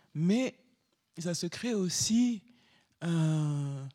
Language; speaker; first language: French; native; French